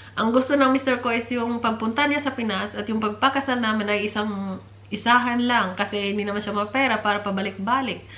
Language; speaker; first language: Filipino; non-native, local second language; Cebuano